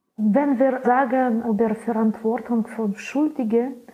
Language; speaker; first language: German; non-native, learner; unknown